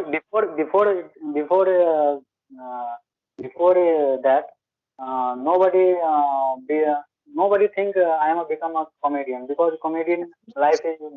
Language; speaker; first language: English; non-native, learner; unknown